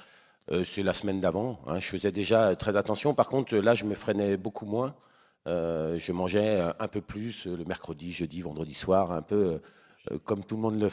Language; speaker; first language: French; native; French